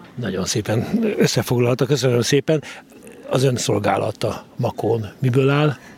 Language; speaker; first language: Hungarian; native; Hungarian